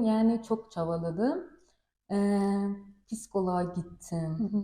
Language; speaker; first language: Turkish; non-native, learner; Persian